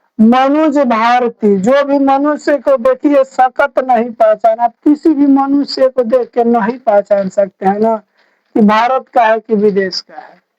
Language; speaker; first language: Hindi; native; Hindi